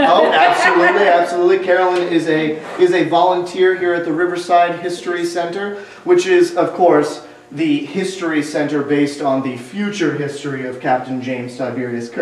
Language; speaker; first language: English; native; English